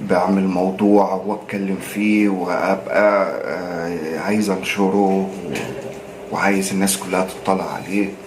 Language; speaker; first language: Arabic; native; Arabic